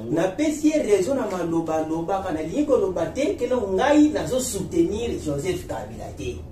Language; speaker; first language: Lingala; non-native, local second language; Kongo